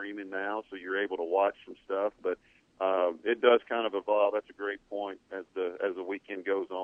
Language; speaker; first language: English; native; English